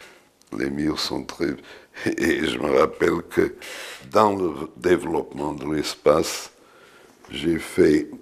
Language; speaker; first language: French; non-native, fluent; Portuguese